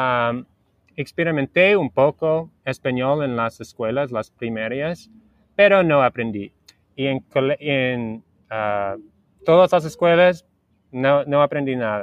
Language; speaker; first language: Spanish; non-native, learner; English